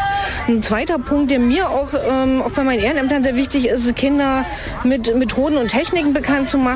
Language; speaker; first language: German; native; German